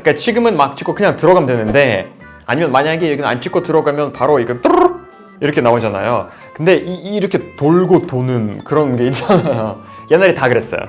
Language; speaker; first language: Korean; non-native, fluent; Russian